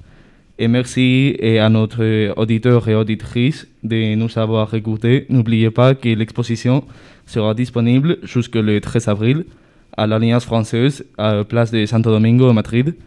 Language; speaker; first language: French; non-native, learner; Spanish